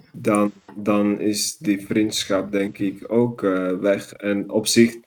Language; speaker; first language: Dutch; non-native, fluent; Slovak